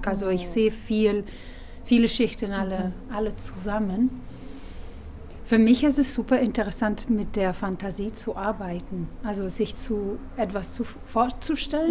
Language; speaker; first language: German; non-native, fluent; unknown